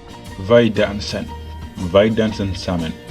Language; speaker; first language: Dutch; non-native, fluent; Tigrinya